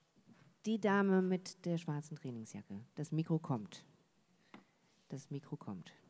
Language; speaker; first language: German; native; German